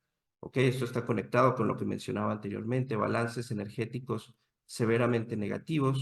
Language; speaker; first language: Spanish; native; Spanish